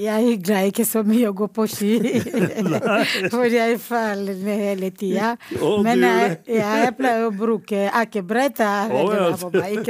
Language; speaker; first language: Norwegian; non-native, learner; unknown